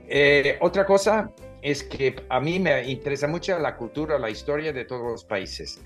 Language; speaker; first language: Spanish; non-native, fluent; English